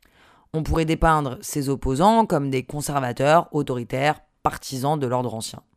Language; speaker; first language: French; native; French